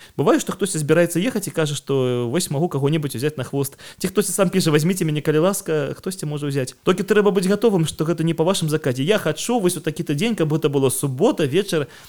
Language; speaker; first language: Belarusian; non-native, local second language; Russian